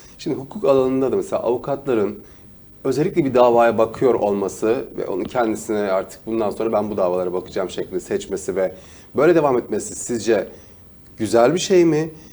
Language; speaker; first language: Turkish; native; Turkish